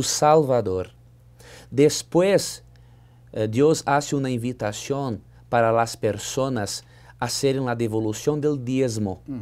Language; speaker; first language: Spanish; non-native, learner; Portuguese